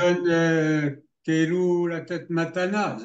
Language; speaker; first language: Hebrew; non-native, fluent; French